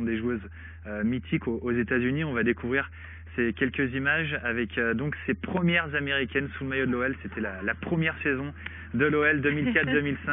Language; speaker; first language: French; native; French